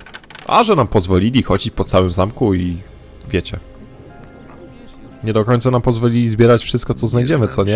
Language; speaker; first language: Polish; native; Polish